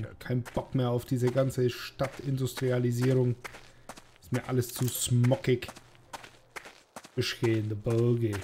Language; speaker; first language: German; native; German